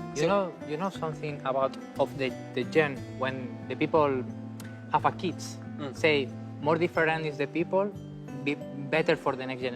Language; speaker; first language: English; non-native, learner; Spanish